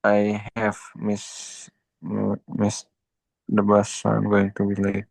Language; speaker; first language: English; non-native, learner; Indonesian